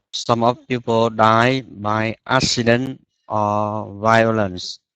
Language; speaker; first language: English; non-native, learner; Vietnamese